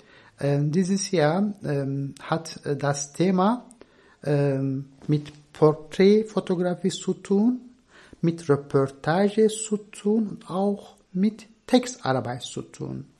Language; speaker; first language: German; non-native, fluent; Turkish